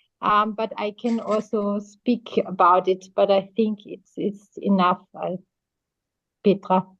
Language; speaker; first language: English; non-native, fluent; German